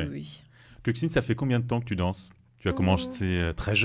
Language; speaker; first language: French; native; French